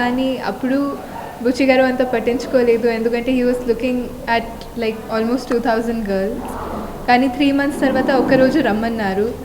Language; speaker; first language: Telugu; non-native, fluent; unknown